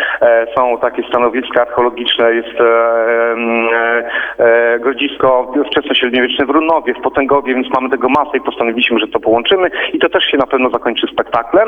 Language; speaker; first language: Polish; native; Polish